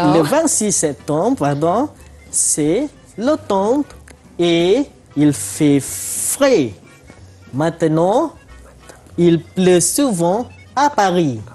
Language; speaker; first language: French; non-native, fluent; Malay